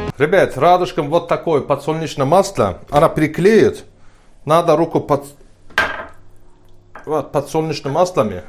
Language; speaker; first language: Russian; non-native, learner; Turkish